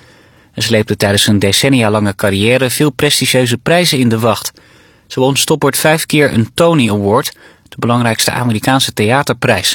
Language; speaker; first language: Dutch; native; Dutch